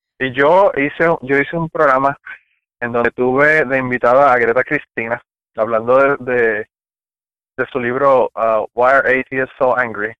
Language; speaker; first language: Spanish; native; Spanish